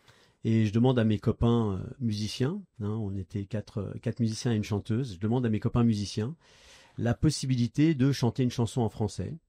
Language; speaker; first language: French; native; French